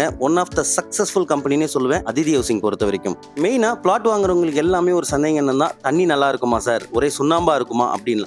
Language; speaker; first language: Tamil; native; Tamil